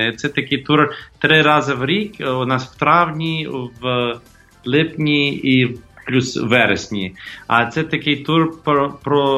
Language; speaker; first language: Ukrainian; non-native, fluent; English